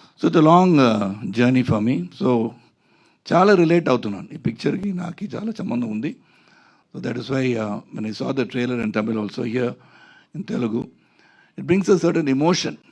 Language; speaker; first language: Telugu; non-native, local second language; Tamil